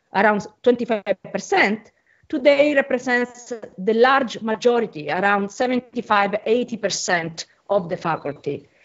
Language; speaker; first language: English; non-native, fluent; Italian